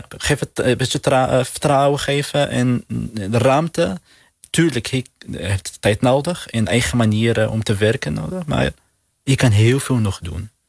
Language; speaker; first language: Dutch; non-native, learner; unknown